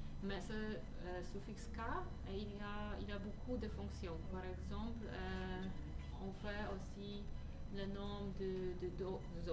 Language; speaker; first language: French; non-native, fluent; Polish